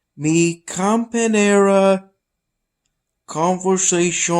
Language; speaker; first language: Spanish; non-native, learner; English